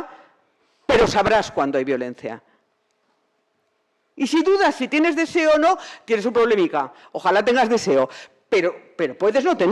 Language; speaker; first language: Spanish; native; Spanish